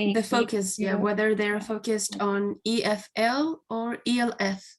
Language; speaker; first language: English; non-native, fluent; Spanish